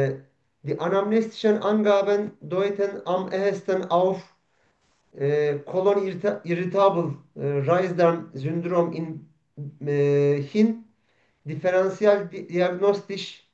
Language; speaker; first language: German; non-native, learner; Turkish